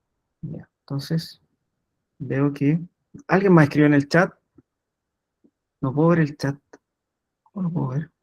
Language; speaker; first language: Spanish; native; Spanish